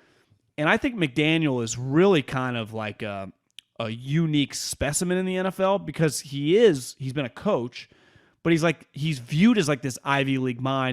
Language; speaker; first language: English; native; English